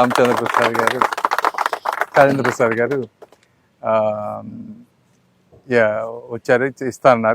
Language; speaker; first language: Telugu; native; Telugu